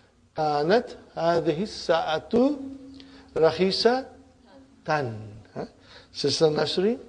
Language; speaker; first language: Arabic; non-native, fluent; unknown